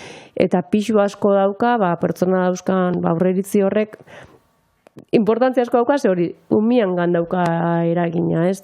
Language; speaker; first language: Basque; native; Basque